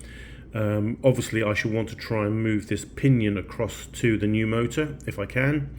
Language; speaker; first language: English; native; English